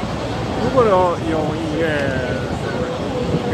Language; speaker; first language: Chinese; non-native, learner; Italian